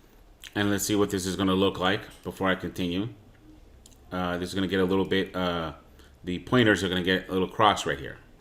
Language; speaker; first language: English; native; English